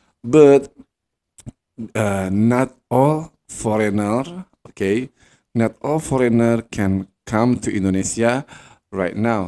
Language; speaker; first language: English; non-native, fluent; Indonesian